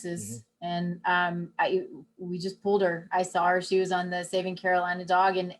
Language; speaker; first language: English; native; English